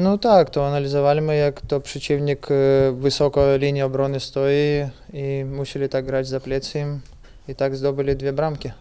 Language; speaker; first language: Polish; non-native, learner; Russian